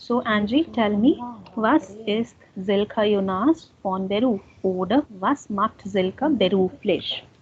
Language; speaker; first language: German; non-native, learner; Hindi